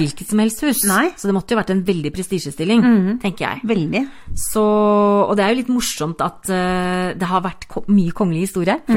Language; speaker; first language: Norwegian; native; Norwegian